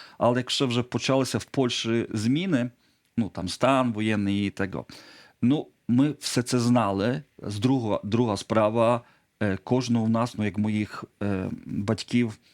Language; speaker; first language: Ukrainian; non-native, local second language; Polish